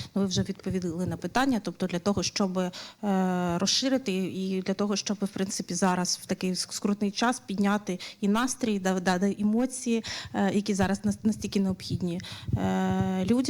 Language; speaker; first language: Ukrainian; native; Ukrainian